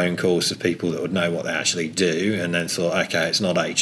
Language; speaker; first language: English; native; English